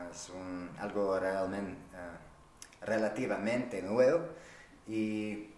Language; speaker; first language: Spanish; non-native, fluent; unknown